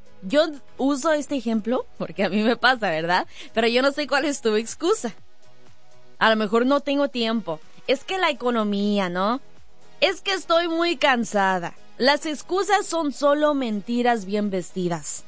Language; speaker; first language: Spanish; early bilingual, heritage; Spanish